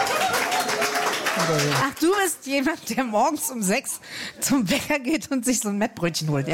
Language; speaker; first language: German; native; German